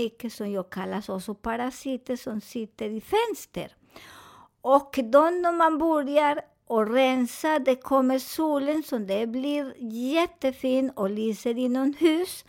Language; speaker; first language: Swedish; non-native, fluent; Spanish